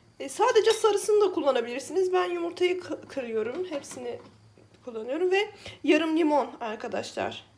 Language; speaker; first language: Turkish; native; Turkish